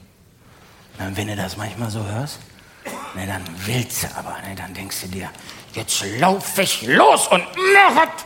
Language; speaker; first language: German; native; German